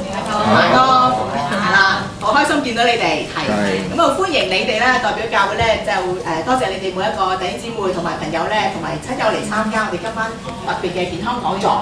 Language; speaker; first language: Cantonese; native; Cantonese